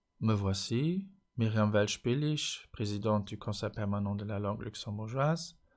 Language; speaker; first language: French; non-native, local second language; Luxembourgish